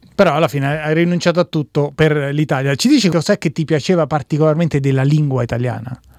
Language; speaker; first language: Italian; native; Italian